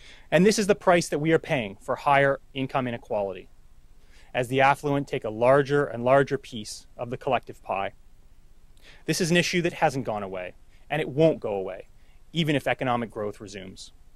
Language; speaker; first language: English; native; English